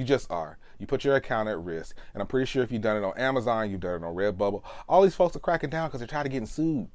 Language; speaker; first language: English; native; English